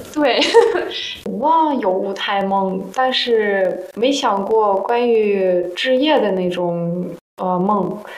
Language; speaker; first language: Chinese; non-native, fluent; Russian